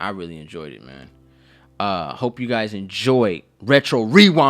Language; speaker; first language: English; native; English